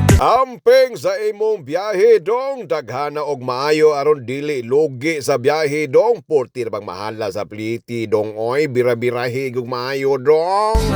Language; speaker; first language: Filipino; non-native, local second language; Cebuano